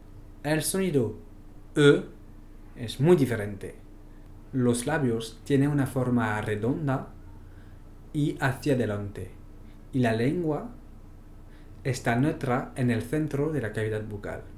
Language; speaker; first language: Spanish; non-native, fluent; French